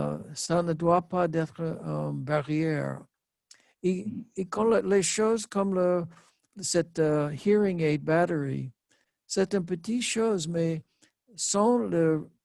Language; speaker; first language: French; non-native, learner; English